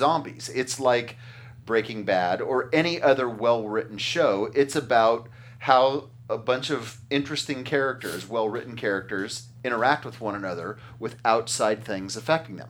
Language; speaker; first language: English; native; English